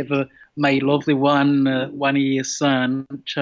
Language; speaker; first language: English; non-native, fluent; Rundi